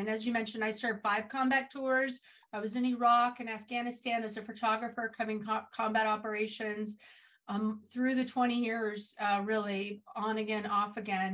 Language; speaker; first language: English; native; English